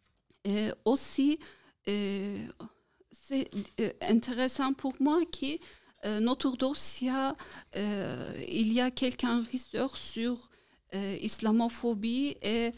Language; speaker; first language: French; non-native, learner; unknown